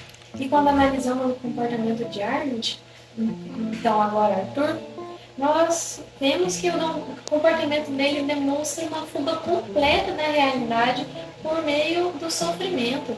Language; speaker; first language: Portuguese; native; Portuguese